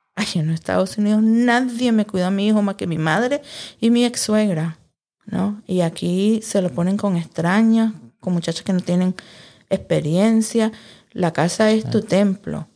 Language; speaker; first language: Spanish; early bilingual, heritage; Spanish